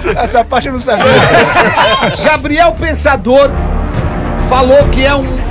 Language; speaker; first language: Portuguese; native; Portuguese